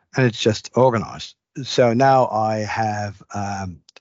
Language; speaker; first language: English; non-native, fluent; Dutch